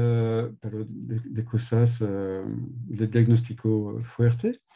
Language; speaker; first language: Spanish; non-native, learner; French